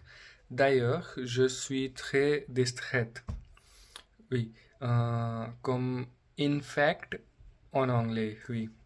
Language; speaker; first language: French; non-native, learner; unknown